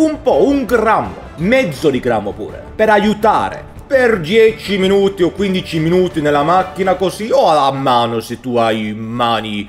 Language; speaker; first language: Italian; non-native, learner; Swedish